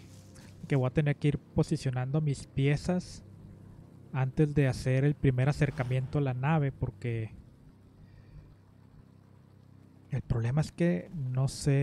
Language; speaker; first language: Spanish; native; Spanish